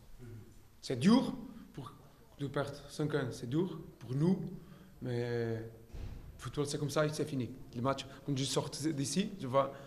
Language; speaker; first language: French; non-native, learner; Portuguese